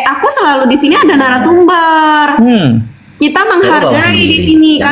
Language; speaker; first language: Indonesian; native; Indonesian